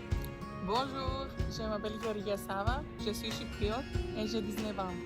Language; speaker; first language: French; non-native, learner; Greek